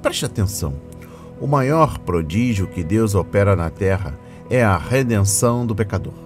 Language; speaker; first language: Portuguese; native; Portuguese